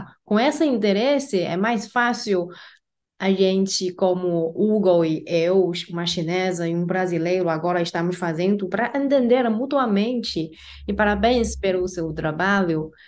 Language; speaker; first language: Portuguese; non-native, fluent; Chinese